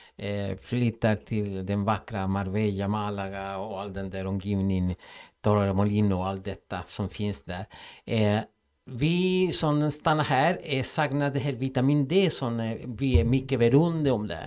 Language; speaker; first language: Swedish; non-native, fluent; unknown